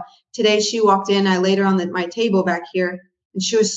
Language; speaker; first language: English; native; English